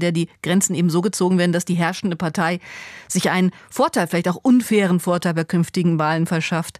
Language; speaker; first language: German; native; German